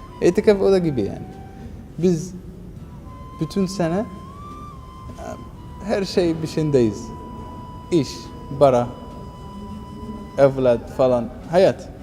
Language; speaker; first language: Turkish; non-native, learner; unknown